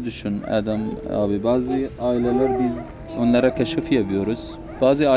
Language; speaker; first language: Turkish; non-native, fluent; Arabic